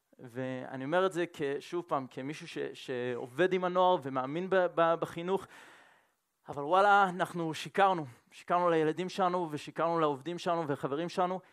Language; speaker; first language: Hebrew; non-native, fluent; French